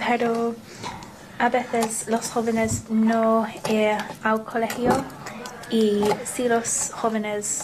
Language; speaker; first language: Spanish; non-native, learner; English